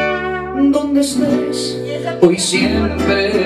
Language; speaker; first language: Spanish; native; Spanish